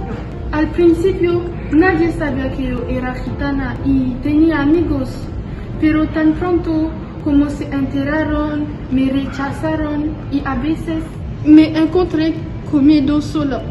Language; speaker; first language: Spanish; non-native, learner; French